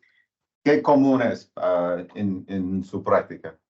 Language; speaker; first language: Spanish; non-native, learner; English